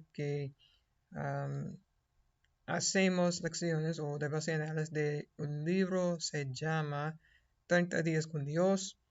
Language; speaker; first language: Spanish; non-native, fluent; English